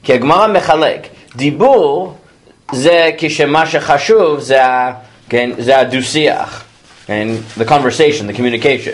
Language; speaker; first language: Hebrew; non-native, fluent; English